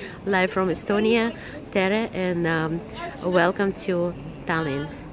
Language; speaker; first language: English; non-native, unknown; Russian